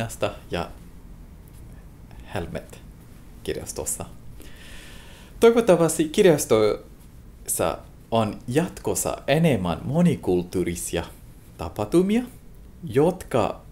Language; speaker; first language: Finnish; non-native, fluent; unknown